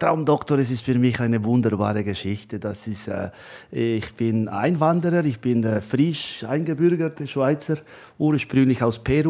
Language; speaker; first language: German; non-native, fluent; Spanish